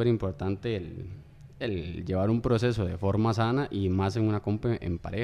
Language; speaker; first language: Spanish; native; Spanish